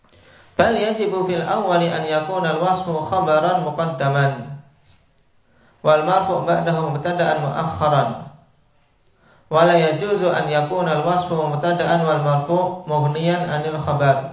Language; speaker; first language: Arabic; non-native, fluent; Indonesian